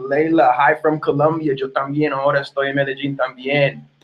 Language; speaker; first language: Spanish; non-native, fluent; English